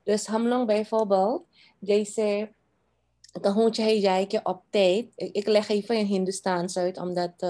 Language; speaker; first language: Dutch; non-native, local second language; Caribbean Hindustani